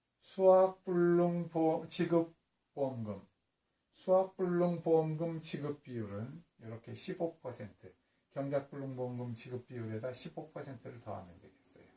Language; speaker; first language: Korean; native; Korean